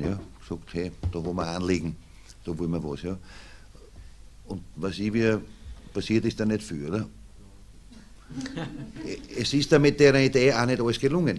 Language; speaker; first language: German; native; German